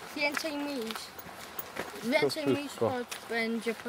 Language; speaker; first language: Polish; early bilingual, heritage; Polish